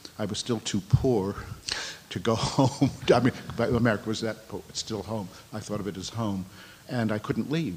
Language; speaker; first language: English; native; English